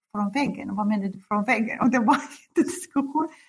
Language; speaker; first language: Swedish; non-native, fluent; Arabic